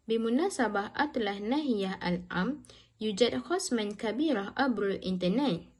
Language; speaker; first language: Arabic; non-native, learner; Malay